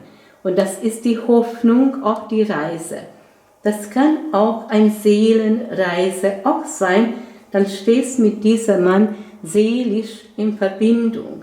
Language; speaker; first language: German; non-native, fluent; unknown